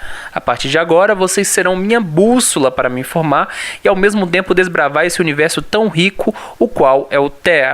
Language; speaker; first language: Portuguese; native; Portuguese